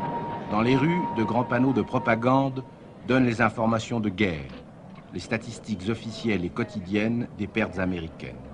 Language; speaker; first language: French; native; French